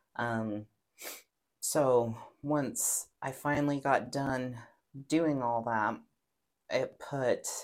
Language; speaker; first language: English; native; English